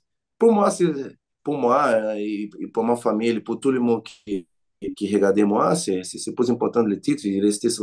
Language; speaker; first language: French; non-native, learner; Portuguese